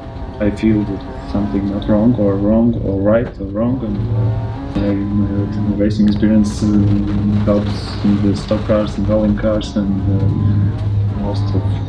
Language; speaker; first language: English; non-native, learner; Latvian